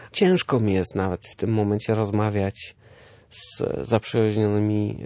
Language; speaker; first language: Polish; early bilingual, other home language; German